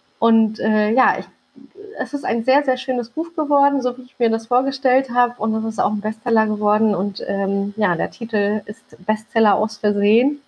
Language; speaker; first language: German; early bilingual, other home language; Turkish